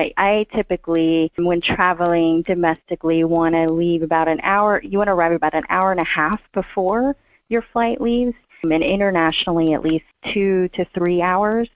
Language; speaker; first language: English; native; English